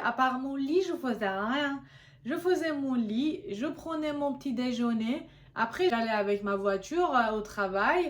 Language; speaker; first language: French; non-native, fluent; Persian